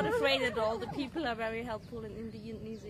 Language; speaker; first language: English; non-native, fluent; German